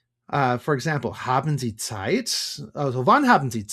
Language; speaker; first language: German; non-native, fluent; English